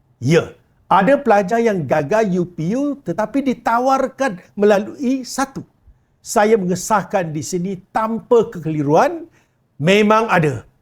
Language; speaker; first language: Malay; non-native, local second language; Chinese